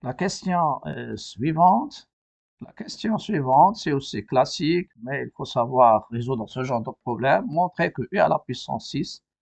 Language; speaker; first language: French; non-native, local second language; Arabic